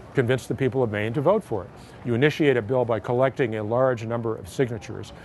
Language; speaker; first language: English; native; English